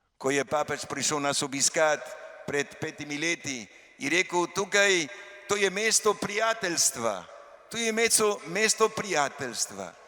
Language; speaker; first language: Slovenian; early bilingual, heritage; Slovenian